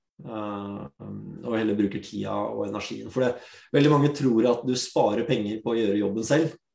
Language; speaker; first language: Norwegian; early bilingual, other home language; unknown